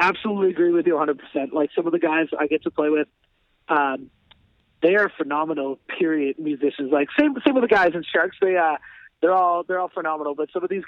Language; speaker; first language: English; native; English